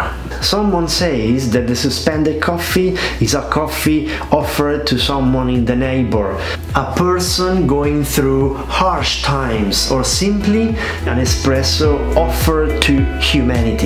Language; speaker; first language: English; non-native, fluent; Italian